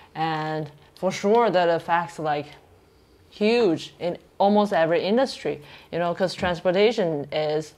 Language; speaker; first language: English; non-native, fluent; Chinese